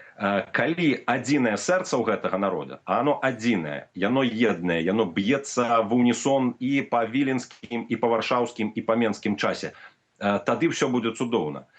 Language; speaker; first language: Belarusian; native; Belarusian